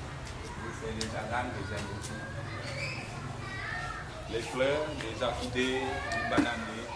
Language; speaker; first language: French; non-native, learner; Khmer